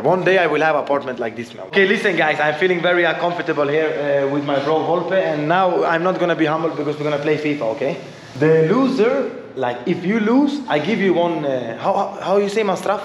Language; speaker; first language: English; non-native, fluent; Swedish